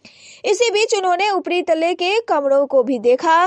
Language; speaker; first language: Hindi; native; Hindi